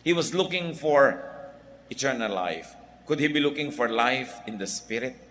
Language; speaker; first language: English; non-native, local second language; Filipino